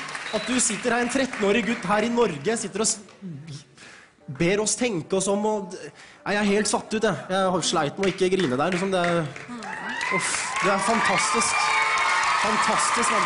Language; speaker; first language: Norwegian; early bilingual, other home language; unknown